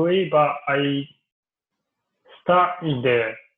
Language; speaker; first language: English; non-native, learner; Japanese